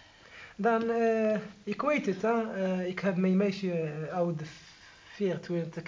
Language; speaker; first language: Dutch; non-native, learner; Arabic